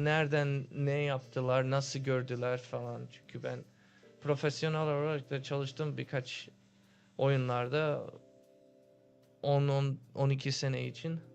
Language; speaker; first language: Turkish; early bilingual, heritage; Turkish